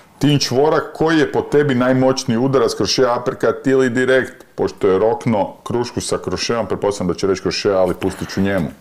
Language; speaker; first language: Croatian; native; Croatian